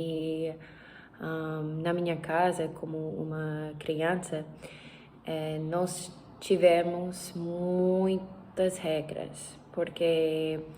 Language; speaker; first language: Portuguese; non-native, learner; English